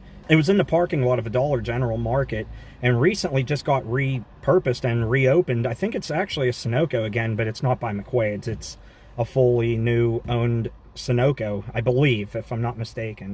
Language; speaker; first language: English; native; English